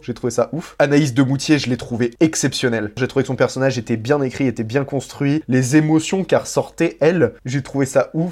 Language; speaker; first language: French; native; French